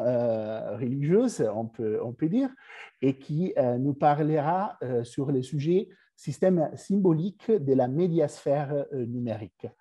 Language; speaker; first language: French; non-native, fluent; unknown